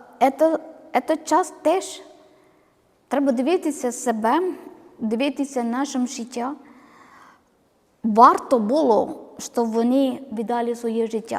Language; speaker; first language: Ukrainian; non-native, learner; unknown